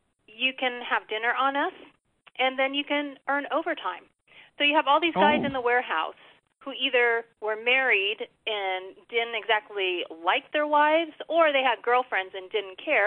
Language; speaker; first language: English; native; English